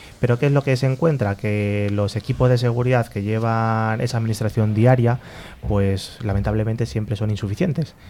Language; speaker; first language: Spanish; native; Spanish